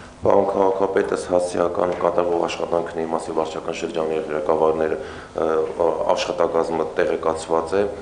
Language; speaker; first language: Armenian; native; Armenian